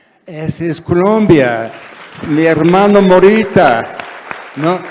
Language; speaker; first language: Spanish; non-native, fluent; English